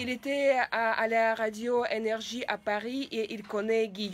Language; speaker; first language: French; non-native, fluent; Russian